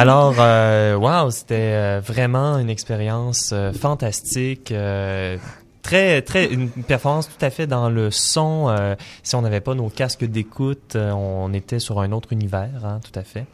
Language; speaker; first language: French; native; French